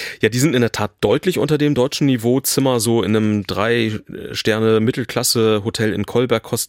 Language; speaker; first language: German; native; German